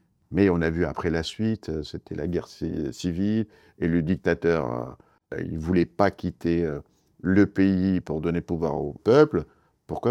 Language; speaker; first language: French; non-native, fluent; Kurdish